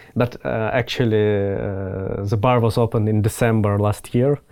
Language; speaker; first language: English; non-native, fluent; Ukrainian